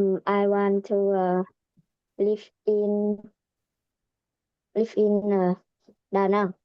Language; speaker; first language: English; non-native, learner; Vietnamese